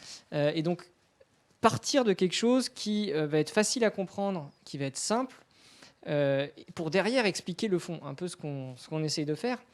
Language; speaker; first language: French; native; French